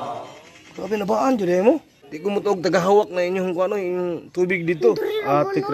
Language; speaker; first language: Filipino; non-native, local second language; Cebuano